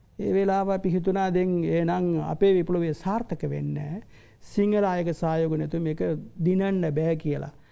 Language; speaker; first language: Sinhala; non-native, local second language; Tamil